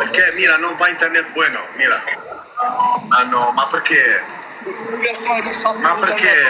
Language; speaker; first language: Italian; non-native, learner; Albanian